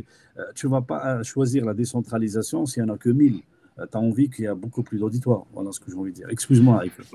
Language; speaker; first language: French; native; French